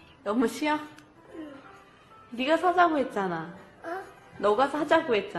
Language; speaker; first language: Korean; native; Korean